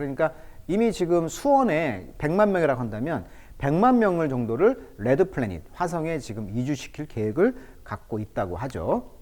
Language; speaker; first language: Korean; native; Korean